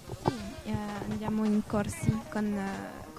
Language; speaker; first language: Italian; non-native, learner; French